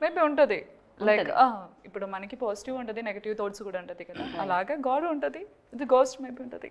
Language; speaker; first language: Telugu; non-native, learner; Malayalam